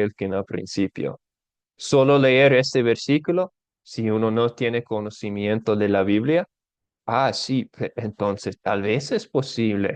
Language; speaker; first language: Spanish; non-native, fluent; English